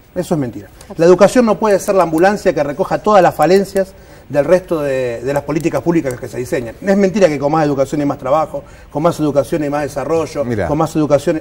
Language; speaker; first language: Spanish; native; Spanish